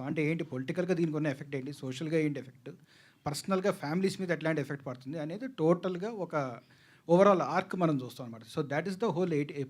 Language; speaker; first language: Telugu; native; Telugu